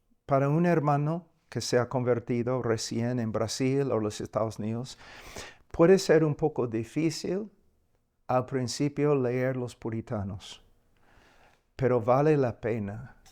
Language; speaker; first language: Spanish; non-native, fluent; English